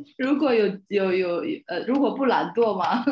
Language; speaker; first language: Chinese; non-native, fluent; Indonesian